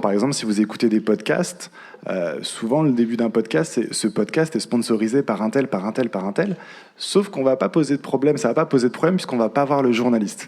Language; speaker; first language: French; native; French